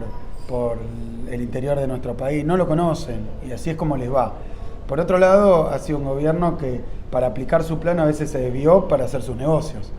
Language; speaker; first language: Spanish; native; Spanish